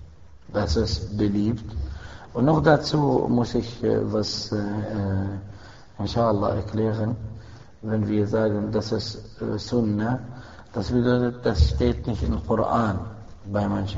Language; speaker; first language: German; non-native, fluent; Arabic